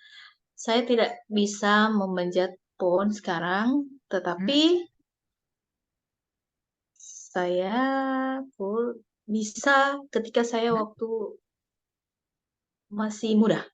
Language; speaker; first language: Indonesian; non-native, learner; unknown